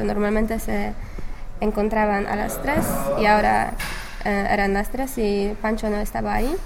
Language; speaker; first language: Spanish; non-native, learner; English